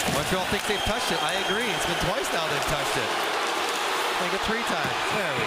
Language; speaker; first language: English; native; English